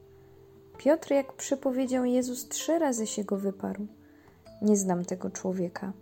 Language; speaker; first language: Polish; native; Polish